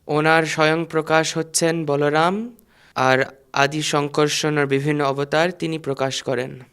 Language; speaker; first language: Bangla; native; Bangla